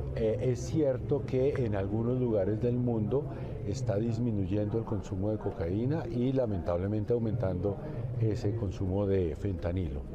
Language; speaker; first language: Spanish; native; Spanish